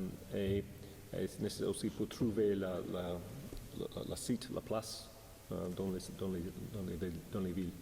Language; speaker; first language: French; non-native, learner; English